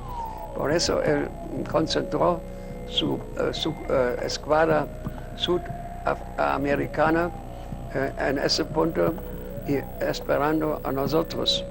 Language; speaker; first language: Spanish; non-native, fluent; German